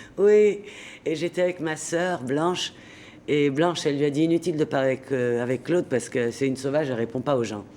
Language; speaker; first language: French; native; French